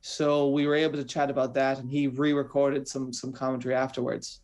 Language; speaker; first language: English; native; English